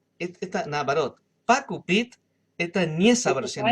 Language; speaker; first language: Russian; non-native, learner; Spanish